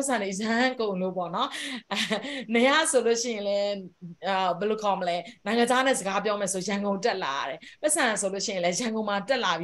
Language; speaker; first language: Burmese; native; Burmese